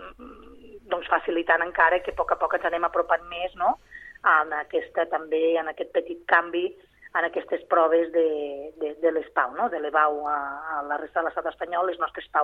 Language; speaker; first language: Catalan; native; Catalan